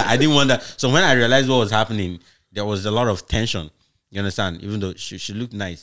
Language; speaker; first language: English; non-native, local second language; Igbo